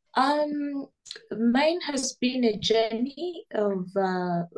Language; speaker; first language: English; non-native, local second language; Ganda